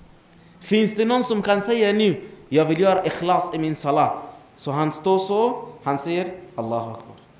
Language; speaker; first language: Swedish; non-native, fluent; Arabic